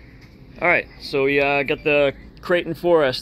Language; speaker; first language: English; native; English